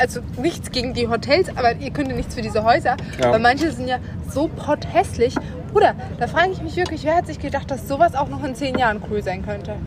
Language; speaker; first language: German; native; German